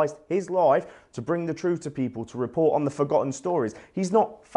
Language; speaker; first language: English; native; English